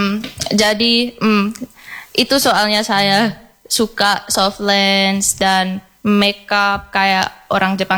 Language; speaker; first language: Indonesian; early bilingual, heritage; Indonesian